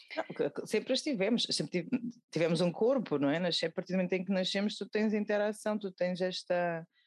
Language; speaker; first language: Portuguese; native; Portuguese